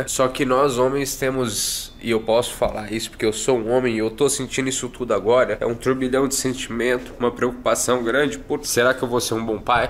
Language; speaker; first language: Portuguese; native; Portuguese